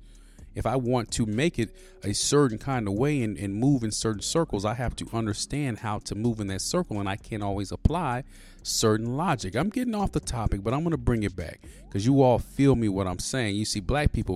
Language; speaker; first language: English; native; English